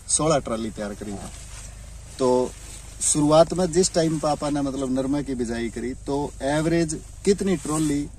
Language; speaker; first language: Hindi; native; Hindi